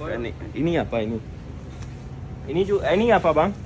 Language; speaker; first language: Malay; non-native, learner; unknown